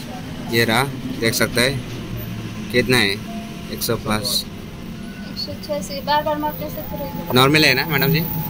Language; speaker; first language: Hindi; non-native, local second language; Assamese